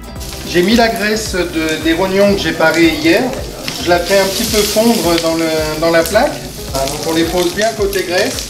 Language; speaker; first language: French; native; French